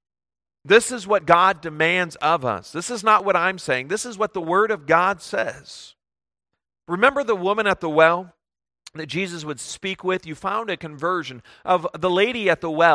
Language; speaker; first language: English; native; English